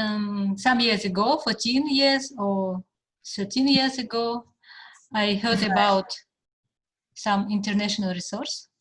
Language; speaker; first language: English; non-native, fluent; Russian